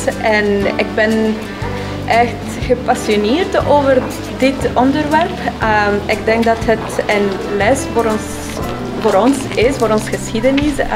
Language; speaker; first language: Dutch; non-native, learner; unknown